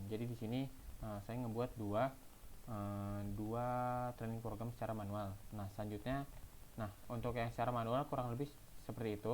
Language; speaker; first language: Indonesian; native; Indonesian